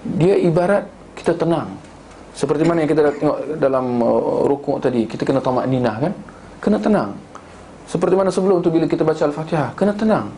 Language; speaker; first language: Malay; native; Malay